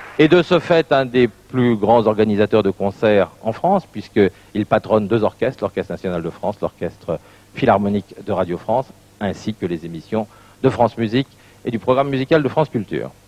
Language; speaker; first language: French; native; French